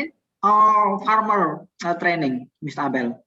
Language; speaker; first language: English; non-native, learner; Indonesian